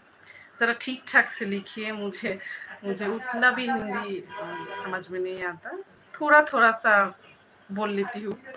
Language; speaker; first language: Hindi; non-native, learner; Bangla